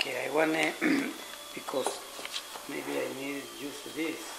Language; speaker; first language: English; non-native, learner; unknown